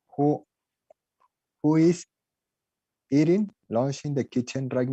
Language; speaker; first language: English; non-native, learner; Spanish